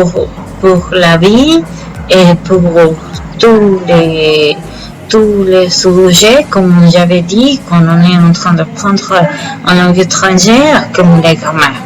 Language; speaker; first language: French; non-native, learner; Spanish